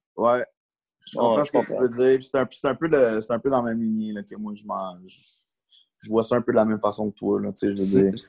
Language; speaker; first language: French; native; French